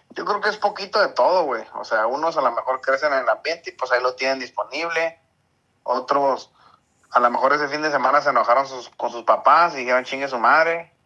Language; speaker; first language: Spanish; early bilingual, heritage; Spanish